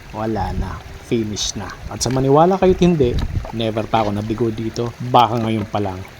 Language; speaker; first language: Filipino; native; Filipino